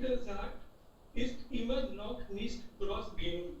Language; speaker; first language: German; non-native, learner; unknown